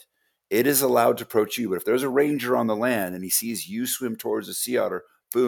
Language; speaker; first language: English; native; English